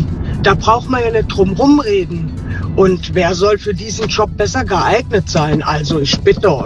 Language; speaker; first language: German; native; German